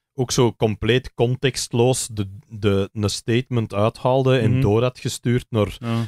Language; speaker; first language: Dutch; native; Dutch